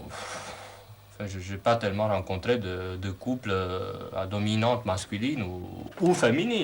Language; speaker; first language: French; non-native, fluent; Romanian